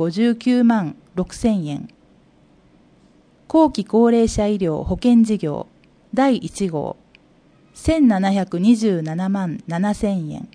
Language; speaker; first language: Japanese; native; Japanese